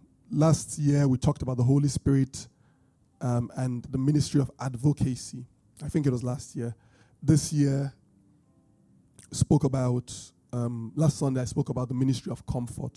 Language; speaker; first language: English; non-native, local second language; Bini